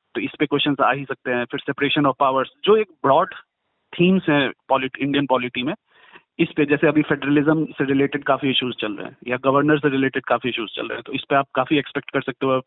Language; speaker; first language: Hindi; native; Hindi